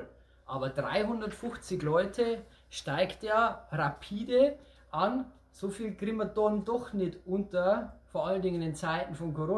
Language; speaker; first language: German; native; German